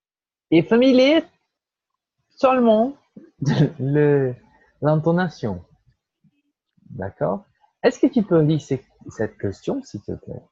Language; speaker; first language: French; non-native, fluent; Portuguese